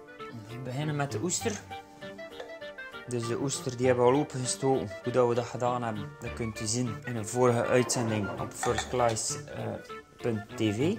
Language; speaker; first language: Dutch; native; Dutch